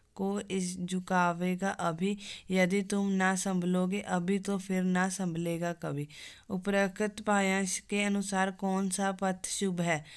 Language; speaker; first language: Hindi; non-native, local second language; Punjabi